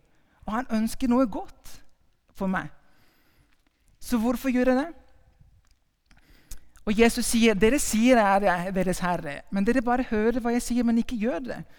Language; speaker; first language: Norwegian; non-native, fluent; Spanish